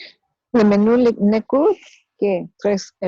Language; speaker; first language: French; non-native, learner; Spanish